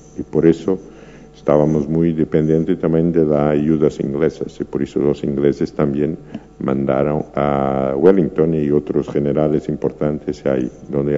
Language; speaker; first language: Spanish; non-native, fluent; Portuguese